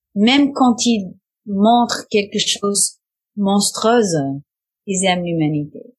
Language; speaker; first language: French; non-native, fluent; English